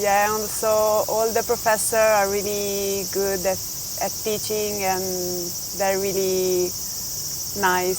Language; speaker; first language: English; non-native, fluent; Italian